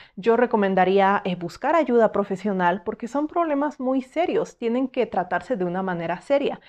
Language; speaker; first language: Spanish; native; Spanish